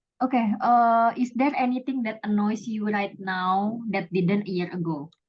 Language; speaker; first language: English; non-native, fluent; Indonesian